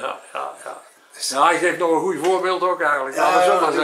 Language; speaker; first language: Dutch; native; Dutch